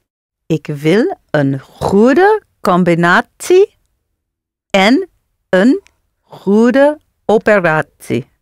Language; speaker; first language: Dutch; non-native, learner; English